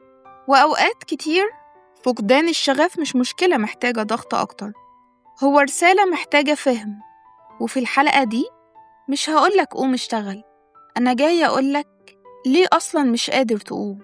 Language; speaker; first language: Arabic; native; Arabic